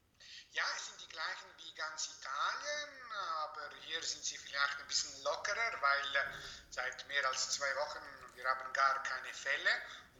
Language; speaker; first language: German; non-native, fluent; Italian